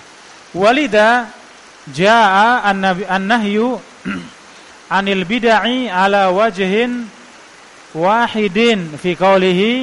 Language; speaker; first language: Arabic; non-native, fluent; Indonesian